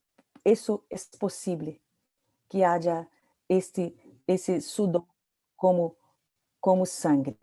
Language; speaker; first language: Portuguese; non-native, learner; Spanish